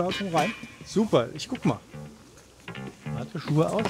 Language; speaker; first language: German; native; German